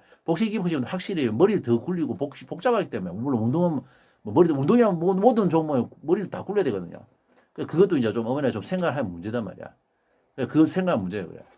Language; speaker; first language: Korean; native; Korean